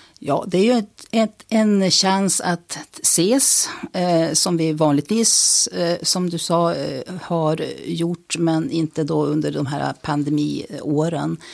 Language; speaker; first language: Swedish; native; Swedish